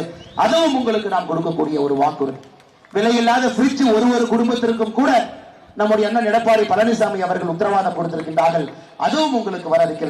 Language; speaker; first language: Tamil; native; Tamil